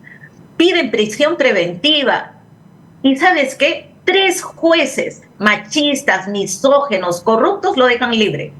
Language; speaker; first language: Spanish; native; Spanish